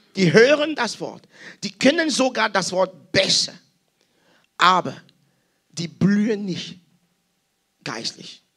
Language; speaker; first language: German; non-native, fluent; French